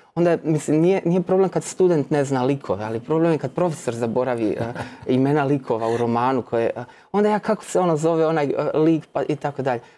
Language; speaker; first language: Croatian; native; Croatian